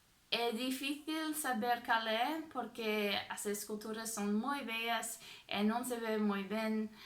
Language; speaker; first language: Portuguese; non-native, fluent; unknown